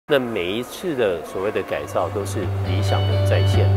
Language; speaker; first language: Chinese; native; Chinese